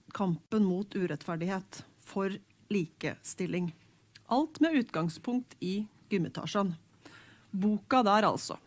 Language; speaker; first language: Norwegian; native; Norwegian